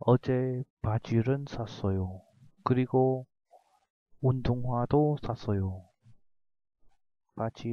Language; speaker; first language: Korean; non-native, fluent; Vietnamese